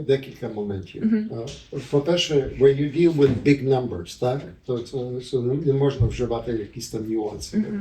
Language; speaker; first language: Ukrainian; early bilingual, heritage; Ukrainian